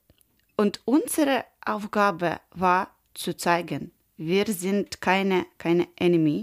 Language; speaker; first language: German; non-native, learner; Ukrainian